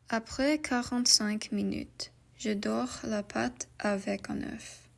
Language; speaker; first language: French; non-native, learner; English